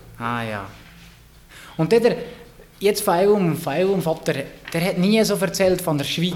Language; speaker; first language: German; native; German